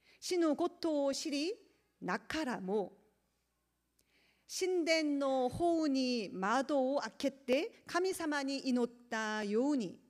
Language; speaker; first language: Japanese; non-native, learner; Korean